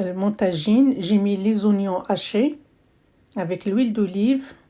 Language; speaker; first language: French; non-native, local second language; Arabic